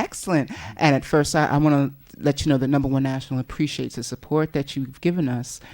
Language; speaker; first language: English; native; English